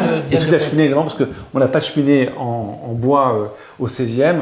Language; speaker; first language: French; native; French